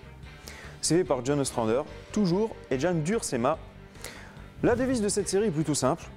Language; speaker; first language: French; native; French